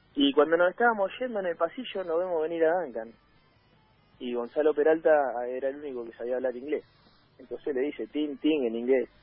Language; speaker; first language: Spanish; native; Spanish